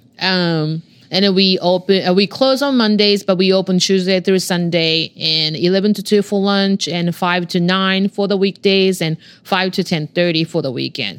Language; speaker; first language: English; non-native, fluent; Japanese